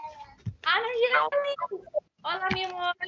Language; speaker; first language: Spanish; non-native, learner; English